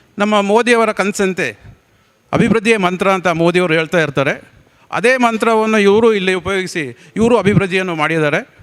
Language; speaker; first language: Kannada; non-native, local second language; Kodava